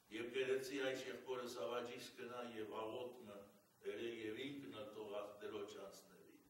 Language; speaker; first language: Armenian; early bilingual, heritage; Armenian